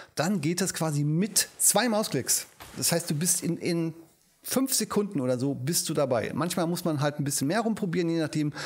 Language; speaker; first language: German; native; German